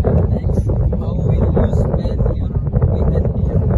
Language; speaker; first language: English; non-native, learner; Indonesian